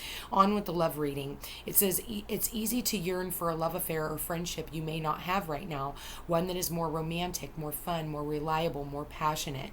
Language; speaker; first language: English; native; English